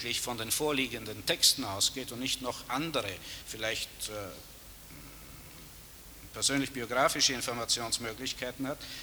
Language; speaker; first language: German; native; German